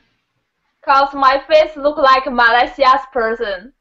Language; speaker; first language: English; non-native, learner; Chinese